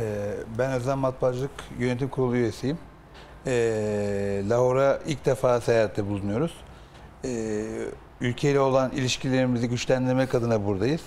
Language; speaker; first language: Turkish; native; Turkish